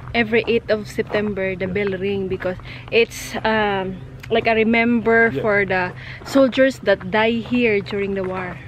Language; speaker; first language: English; non-native, local second language; Cebuano